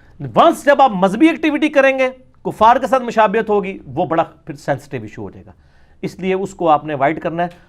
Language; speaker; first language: Urdu; non-native, local second language; Punjabi